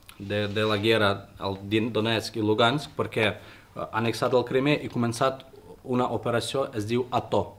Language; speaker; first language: Catalan; non-native, learner; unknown